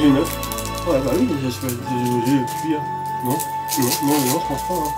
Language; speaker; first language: French; native; French